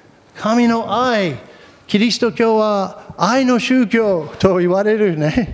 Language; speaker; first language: Japanese; non-native, fluent; English